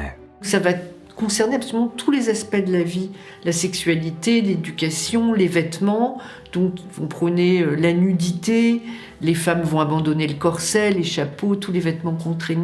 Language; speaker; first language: French; native; French